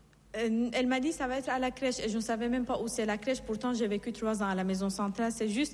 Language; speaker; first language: French; non-native, fluent; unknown